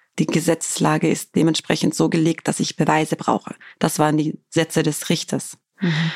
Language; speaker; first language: German; early bilingual, other home language; Albanian